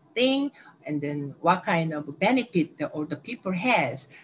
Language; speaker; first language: English; non-native, learner; Korean